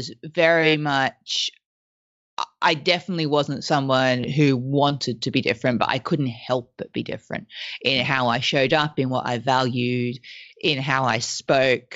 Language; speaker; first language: English; non-native, local second language; French